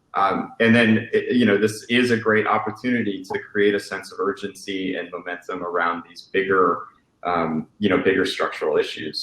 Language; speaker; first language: English; native; English